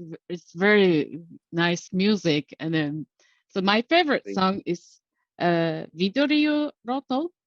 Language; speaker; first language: English; non-native, learner; Japanese